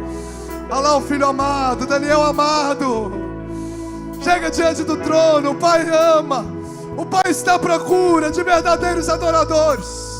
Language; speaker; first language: Portuguese; native; Portuguese